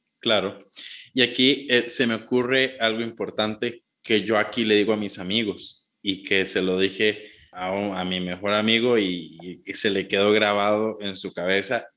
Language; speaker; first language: Spanish; native; Spanish